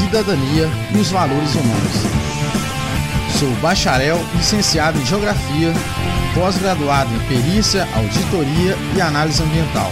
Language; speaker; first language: Portuguese; native; Portuguese